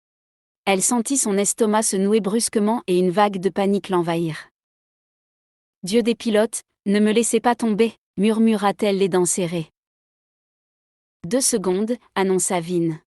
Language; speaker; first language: French; native; French